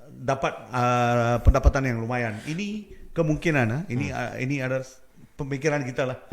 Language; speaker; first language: Malay; non-native, local second language; Tamil